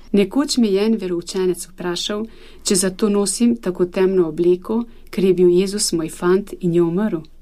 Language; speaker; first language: Slovenian; non-native, fluent; Albanian